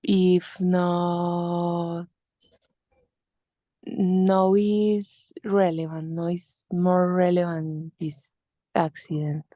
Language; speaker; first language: English; non-native, learner; Spanish